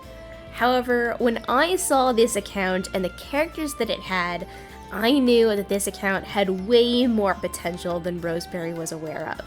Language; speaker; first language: English; native; English